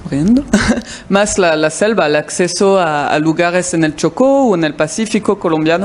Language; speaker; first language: Spanish; non-native, fluent; French